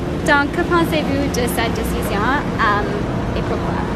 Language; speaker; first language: French; non-native, learner; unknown